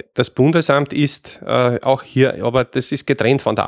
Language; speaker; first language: German; native; German